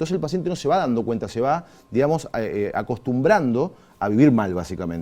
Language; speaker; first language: Spanish; native; Spanish